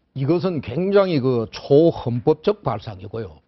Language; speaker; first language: Korean; native; Korean